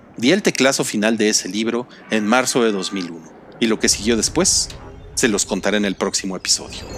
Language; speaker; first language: Spanish; native; Spanish